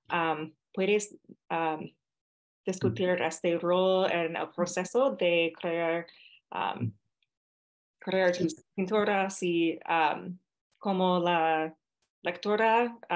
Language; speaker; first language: Spanish; non-native, fluent; English